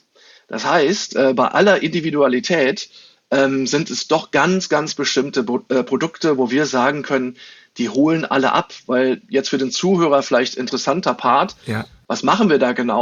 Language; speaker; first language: German; native; German